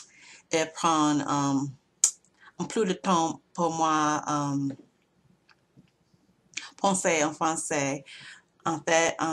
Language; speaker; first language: French; non-native, learner; English